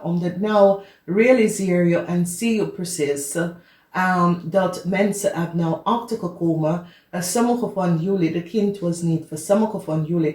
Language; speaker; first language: Dutch; non-native, fluent; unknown